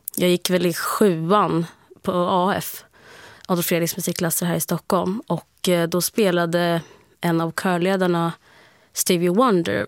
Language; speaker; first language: Swedish; early bilingual, heritage; Swedish